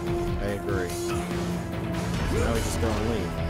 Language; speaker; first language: English; native; English